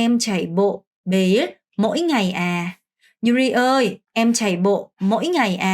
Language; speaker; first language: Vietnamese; non-native, fluent; Korean